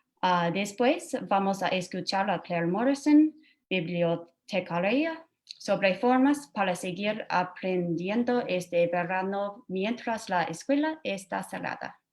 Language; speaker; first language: Spanish; non-native, fluent; English